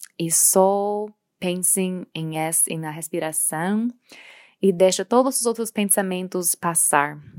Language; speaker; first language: Portuguese; non-native, fluent; English